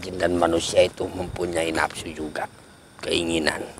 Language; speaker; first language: Indonesian; native; Indonesian